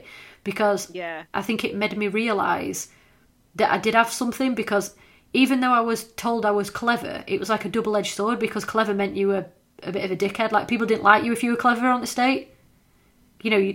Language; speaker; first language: English; native; English